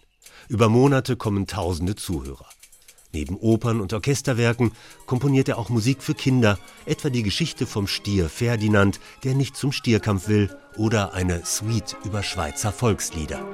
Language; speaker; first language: German; native; German